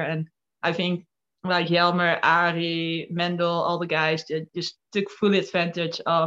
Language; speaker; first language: English; non-native, fluent; Dutch